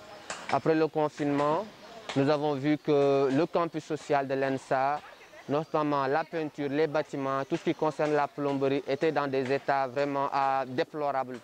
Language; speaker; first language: French; non-native, local second language; Wolof